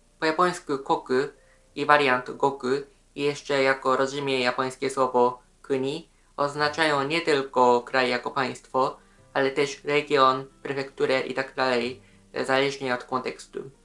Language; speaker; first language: Polish; non-native, fluent; Japanese